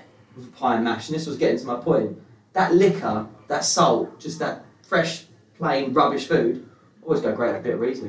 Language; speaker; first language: English; native; English